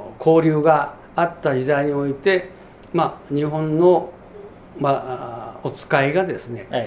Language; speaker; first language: Japanese; native; Japanese